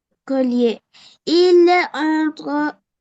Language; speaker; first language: French; non-native, learner; Arabic